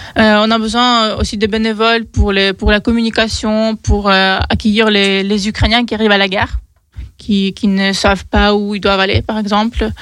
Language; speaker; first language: French; non-native, fluent; Ukrainian